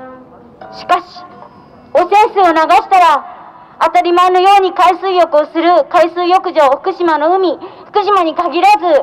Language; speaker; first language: Japanese; native; Japanese